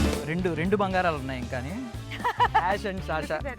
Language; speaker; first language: Telugu; native; Telugu